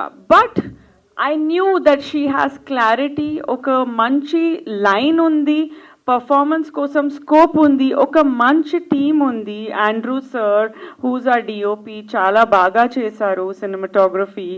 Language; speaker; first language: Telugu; non-native, fluent; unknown